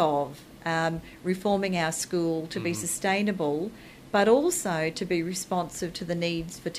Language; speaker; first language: English; native; English